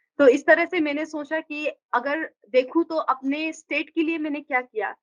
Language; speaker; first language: Hindi; non-native, local second language; Nepali